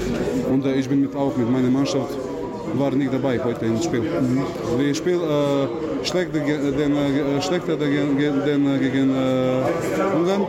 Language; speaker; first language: German; non-native, learner; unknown